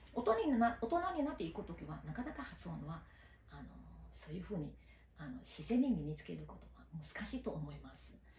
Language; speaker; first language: Japanese; non-native, fluent; Chinese